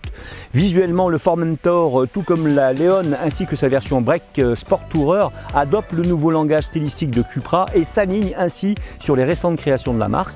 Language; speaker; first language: French; native; French